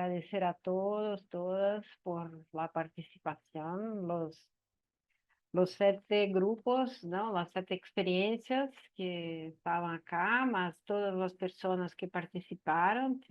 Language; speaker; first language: Spanish; non-native, learner; Portuguese